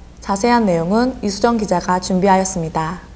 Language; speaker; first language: Korean; native; Korean